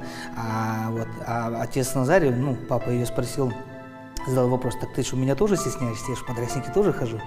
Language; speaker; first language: Russian; native; Russian